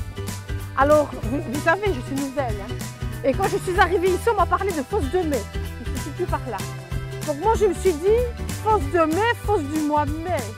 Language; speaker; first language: French; native; French